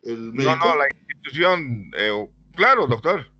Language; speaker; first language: Spanish; native; Spanish